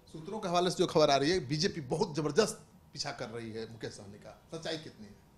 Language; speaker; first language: Hindi; native; Hindi